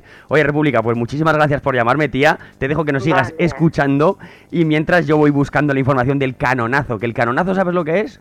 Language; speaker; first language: Spanish; native; Spanish